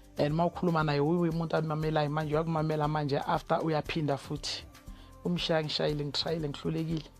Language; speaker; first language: Zulu; non-native, local second language; Tsonga